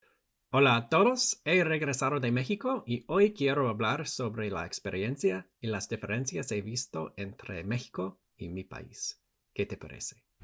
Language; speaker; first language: Spanish; non-native, learner; English